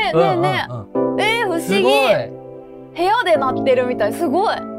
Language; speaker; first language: Japanese; native; Japanese